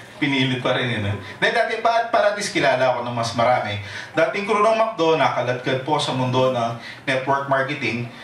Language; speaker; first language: Filipino; native; Filipino